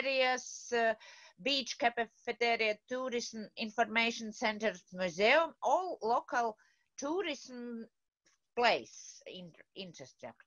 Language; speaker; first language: English; non-native, learner; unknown